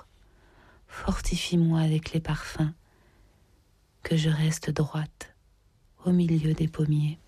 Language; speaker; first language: French; native; French